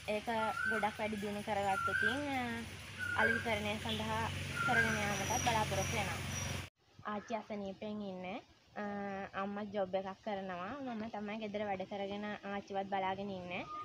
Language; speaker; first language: Sinhala; native; Sinhala